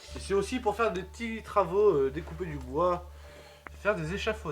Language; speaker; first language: French; native; French